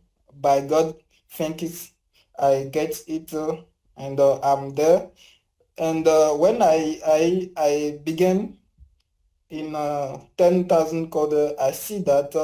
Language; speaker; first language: English; non-native, learner; French